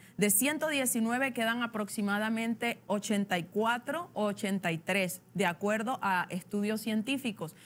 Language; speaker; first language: Spanish; native; Spanish